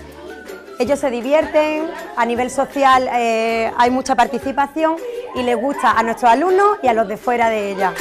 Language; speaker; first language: Spanish; native; Spanish